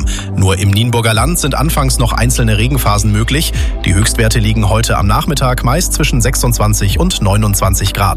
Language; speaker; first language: German; native; German